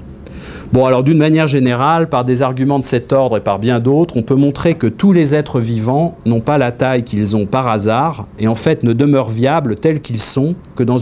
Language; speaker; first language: French; native; French